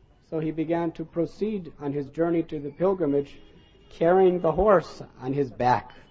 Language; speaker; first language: English; native; English